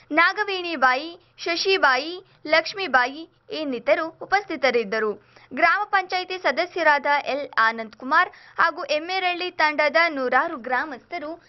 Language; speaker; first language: Kannada; native; Kannada